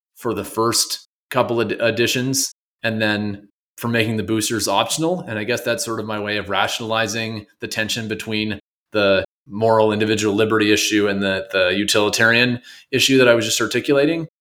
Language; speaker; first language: English; native; English